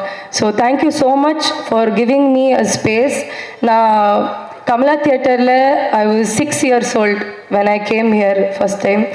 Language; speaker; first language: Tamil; non-native, local second language; Kannada